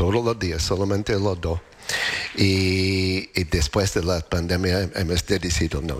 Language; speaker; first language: Spanish; non-native, fluent; English